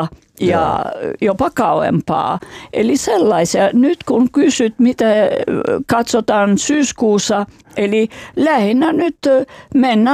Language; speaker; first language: Finnish; non-native, fluent; Albanian